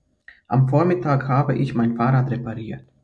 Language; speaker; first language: German; non-native, fluent; Croatian